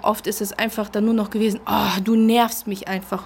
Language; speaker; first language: German; early bilingual, other home language; Russian